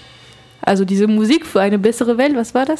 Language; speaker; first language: German; non-native, fluent; French